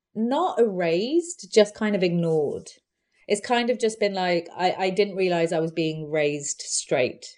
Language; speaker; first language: English; native; English